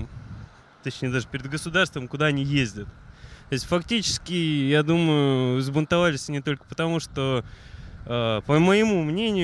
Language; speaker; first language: Russian; native; Russian